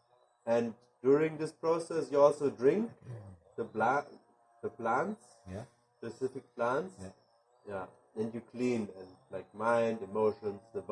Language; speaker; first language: English; non-native, fluent; German